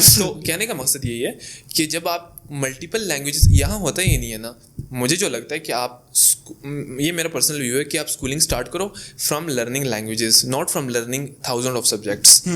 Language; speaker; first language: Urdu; non-native, local second language; Pashto